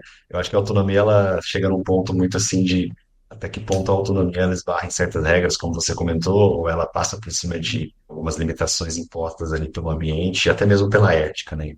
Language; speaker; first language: Portuguese; native; Portuguese